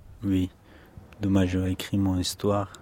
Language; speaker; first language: French; non-native, learner; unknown